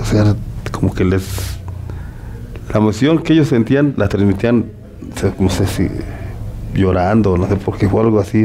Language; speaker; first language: Spanish; native; Spanish